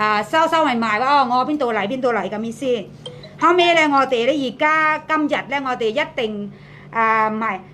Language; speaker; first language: Cantonese; non-native, fluent; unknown